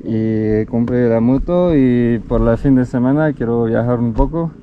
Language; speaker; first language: Spanish; non-native, learner; French